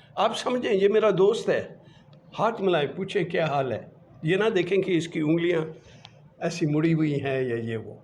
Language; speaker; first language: Urdu; native; Urdu